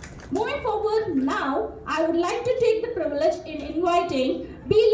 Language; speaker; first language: English; non-native, local second language; Telugu